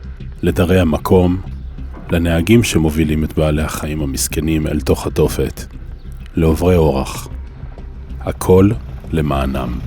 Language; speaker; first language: Hebrew; native; Hebrew